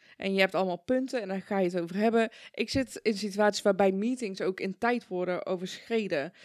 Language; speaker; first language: Dutch; early bilingual, other home language; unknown